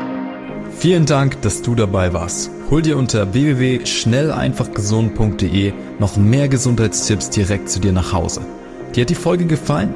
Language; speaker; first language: German; native; German